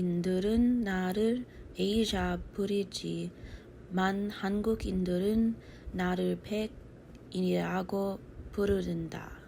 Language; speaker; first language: Korean; early bilingual, heritage; English